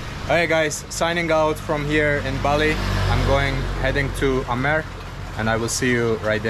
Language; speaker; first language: English; non-native, fluent; Azerbaijani